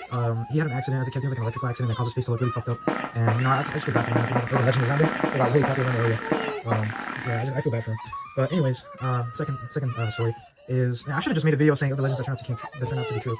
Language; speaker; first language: English; native; English